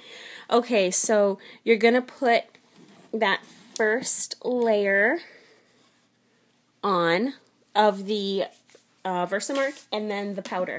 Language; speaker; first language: English; native; English